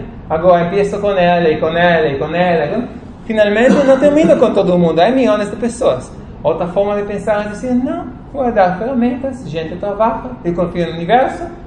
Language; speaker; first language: Portuguese; non-native, fluent; Spanish